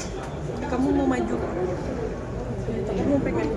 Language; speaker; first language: Indonesian; native; Indonesian